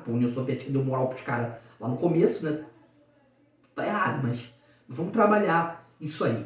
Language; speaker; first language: Portuguese; native; Portuguese